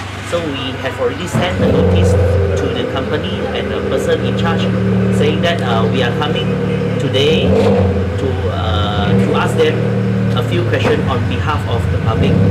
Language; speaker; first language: English; non-native, local second language; Chinese